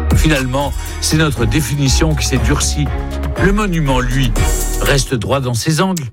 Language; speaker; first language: French; native; French